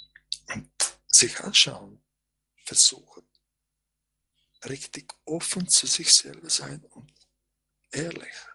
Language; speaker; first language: German; non-native, fluent; Croatian